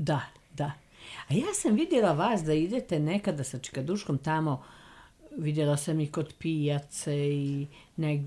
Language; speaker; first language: Serbian; native; Serbian